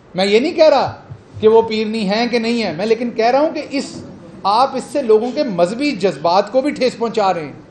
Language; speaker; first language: Urdu; non-native, local second language; Punjabi